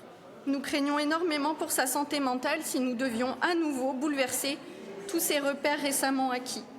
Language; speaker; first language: French; native; French